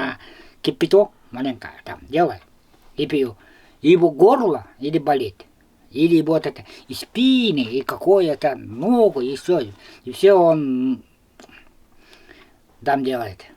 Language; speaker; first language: Russian; non-native, local second language; Yakut